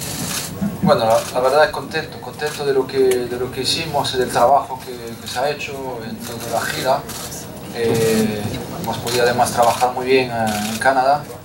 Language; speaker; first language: Spanish; non-native, fluent; French